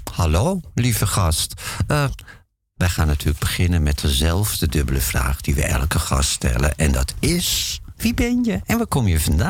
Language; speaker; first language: Dutch; native; Dutch